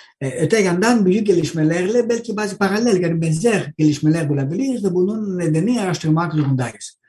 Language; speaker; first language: Turkish; non-native, learner; Greek